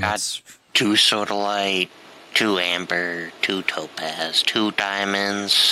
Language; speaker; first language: English; native; English